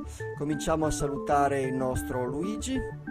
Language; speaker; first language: Italian; native; Italian